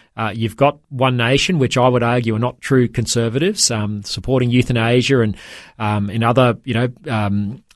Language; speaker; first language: English; native; English